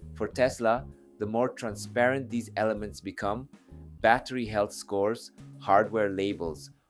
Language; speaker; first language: English; non-native, fluent; Japanese